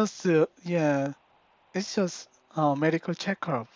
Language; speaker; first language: English; non-native, learner; Korean